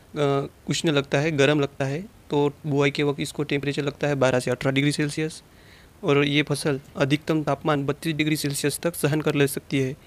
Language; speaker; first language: Hindi; non-native, local second language; Marathi